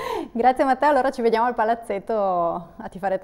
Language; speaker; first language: Italian; native; Italian